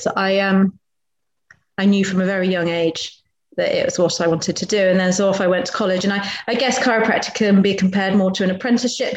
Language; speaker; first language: English; native; English